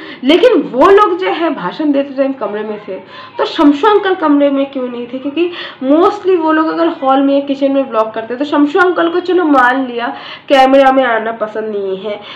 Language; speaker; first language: Hindi; native; Hindi